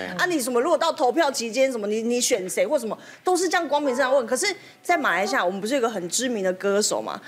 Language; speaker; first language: Chinese; native; Chinese